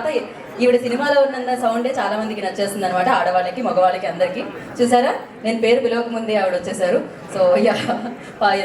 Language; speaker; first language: Telugu; native; Telugu